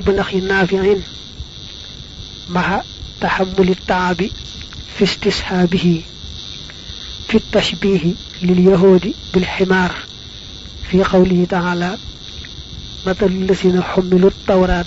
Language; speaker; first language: Arabic; non-native, fluent; Wolof